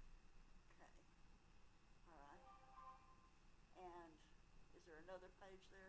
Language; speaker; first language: English; native; English